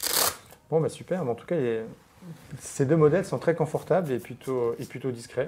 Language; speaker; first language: French; native; French